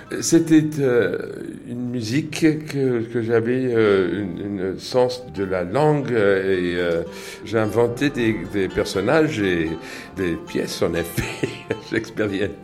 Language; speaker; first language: French; non-native, learner; English